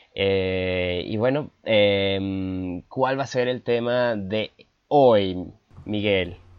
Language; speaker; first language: Spanish; native; Spanish